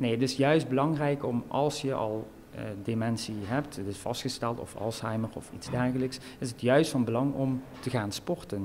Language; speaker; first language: Dutch; native; Dutch